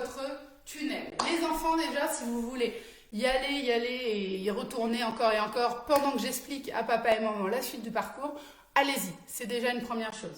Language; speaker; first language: French; native; French